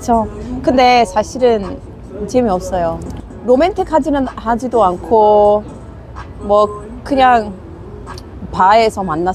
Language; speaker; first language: Korean; non-native, fluent; English